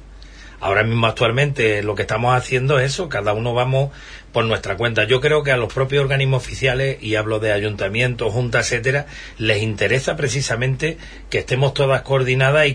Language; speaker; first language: Spanish; native; Spanish